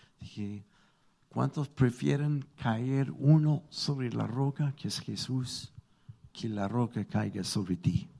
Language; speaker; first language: Spanish; non-native, fluent; English